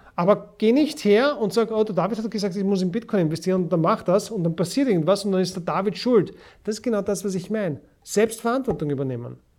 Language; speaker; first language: German; native; German